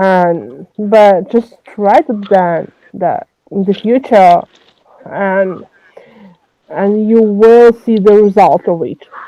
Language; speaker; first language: English; non-native, learner; French